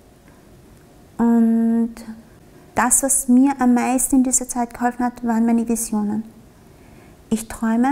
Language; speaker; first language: German; early bilingual, other home language; Vietnamese